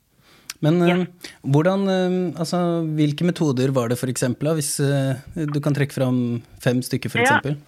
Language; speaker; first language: Norwegian; native; Norwegian